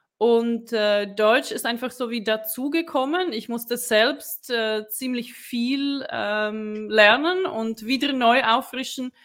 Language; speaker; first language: German; non-native, fluent; Czech